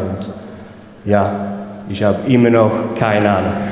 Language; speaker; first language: German; non-native, fluent; Swedish